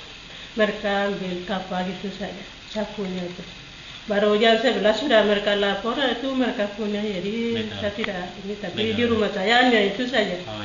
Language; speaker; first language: Indonesian; non-native, local second language; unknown